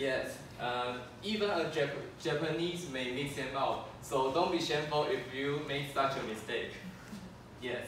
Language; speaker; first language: English; non-native, fluent; Chinese